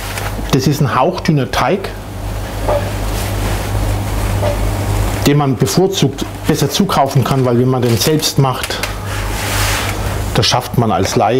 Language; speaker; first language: German; native; German